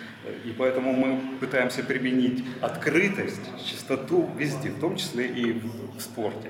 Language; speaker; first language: Russian; native; Russian